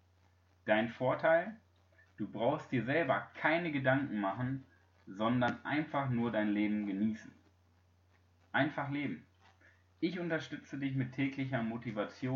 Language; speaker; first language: German; native; German